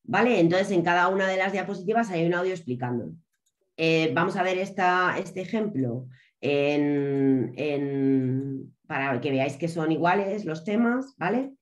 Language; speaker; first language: Spanish; native; Spanish